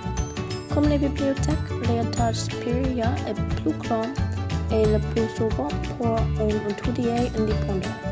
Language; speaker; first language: French; non-native, learner; English